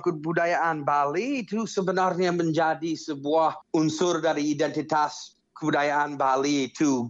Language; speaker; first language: Indonesian; non-native, fluent; English